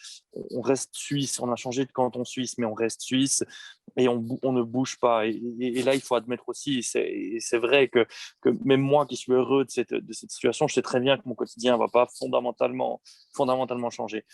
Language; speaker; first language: French; native; French